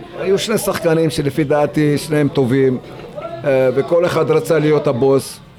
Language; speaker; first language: Hebrew; native; Hebrew